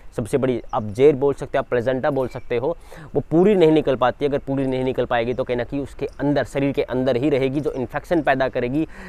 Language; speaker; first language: Hindi; native; Hindi